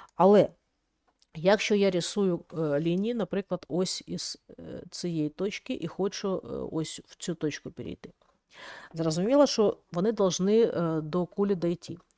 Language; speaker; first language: Ukrainian; native; Ukrainian